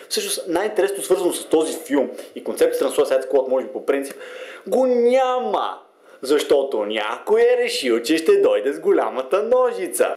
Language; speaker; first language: Bulgarian; native; Bulgarian